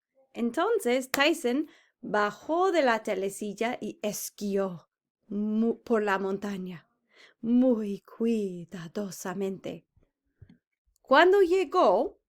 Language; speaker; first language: Spanish; non-native, fluent; English